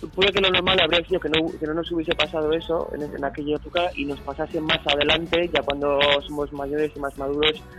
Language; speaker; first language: Spanish; non-native, local second language; Basque